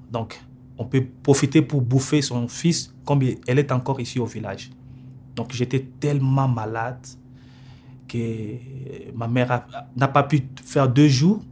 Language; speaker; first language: French; non-native, local second language; Lingala